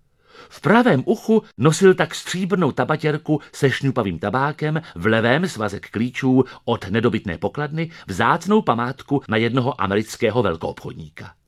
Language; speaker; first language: Czech; native; Czech